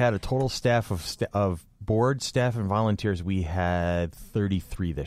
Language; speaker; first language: English; native; English